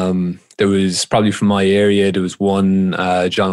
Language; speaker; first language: English; native; English